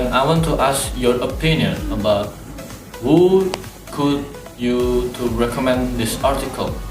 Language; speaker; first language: English; non-native, learner; Indonesian